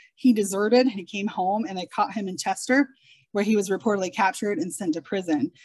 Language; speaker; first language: English; native; English